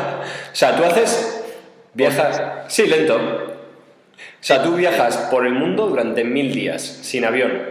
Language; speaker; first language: Spanish; native; Spanish